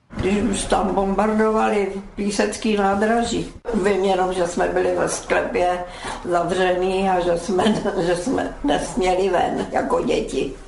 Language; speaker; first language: Czech; native; Czech